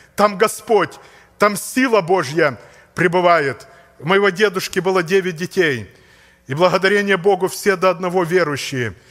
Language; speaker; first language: Russian; native; Russian